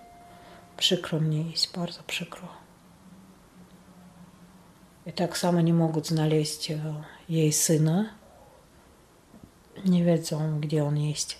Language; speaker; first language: Polish; non-native, learner; Chechen